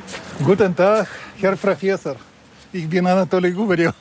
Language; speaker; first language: German; non-native, learner; Russian